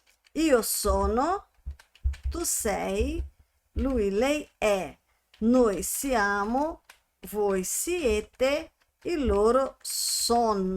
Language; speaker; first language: Italian; non-native, fluent; Portuguese